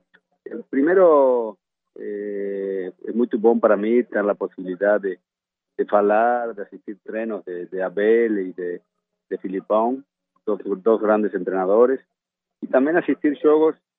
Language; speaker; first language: Portuguese; non-native, fluent; Spanish